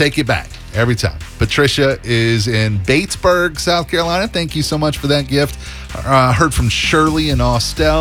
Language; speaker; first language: English; native; English